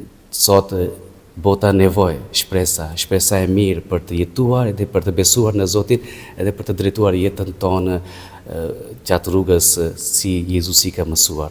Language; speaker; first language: Albanian; non-native, fluent; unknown